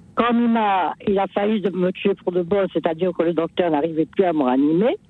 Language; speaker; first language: French; native; French